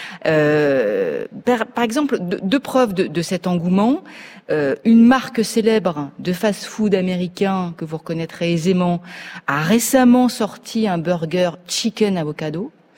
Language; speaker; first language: French; native; French